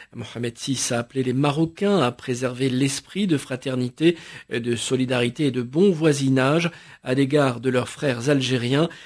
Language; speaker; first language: French; native; French